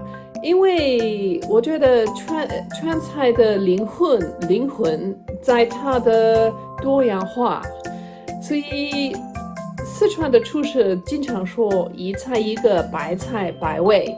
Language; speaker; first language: Chinese; non-native, fluent; English